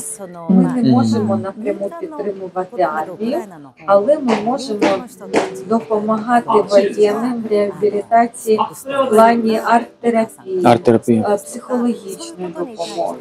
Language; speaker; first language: Ukrainian; non-native, fluent; Japanese